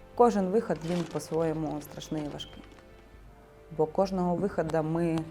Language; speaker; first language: Ukrainian; native; Ukrainian